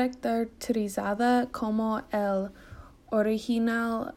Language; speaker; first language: Spanish; non-native, learner; English